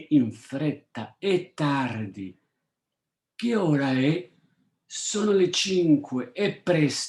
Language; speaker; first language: Italian; non-native, fluent; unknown